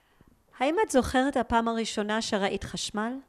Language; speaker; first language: Hebrew; native; Hebrew